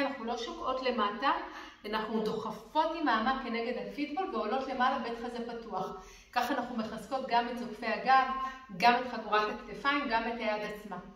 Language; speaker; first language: Hebrew; native; Hebrew